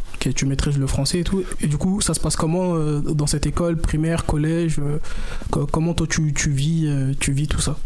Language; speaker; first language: French; native; French